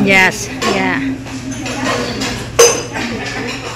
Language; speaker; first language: English; non-native, learner; Vietnamese